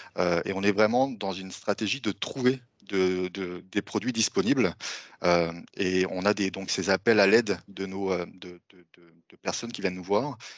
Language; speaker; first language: French; native; French